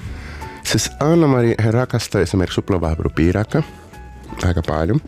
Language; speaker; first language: Finnish; non-native, fluent; Portuguese